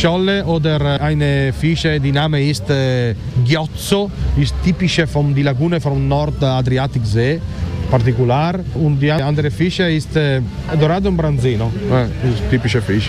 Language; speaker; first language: German; non-native, learner; Italian